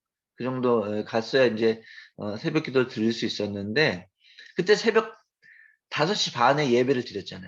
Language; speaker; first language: Korean; native; Korean